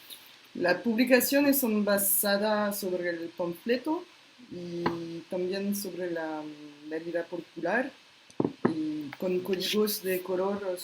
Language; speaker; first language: Spanish; non-native, fluent; French